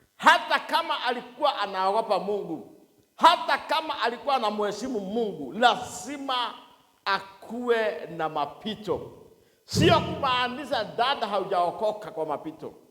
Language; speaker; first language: Swahili; non-native, local second language; Kikuyu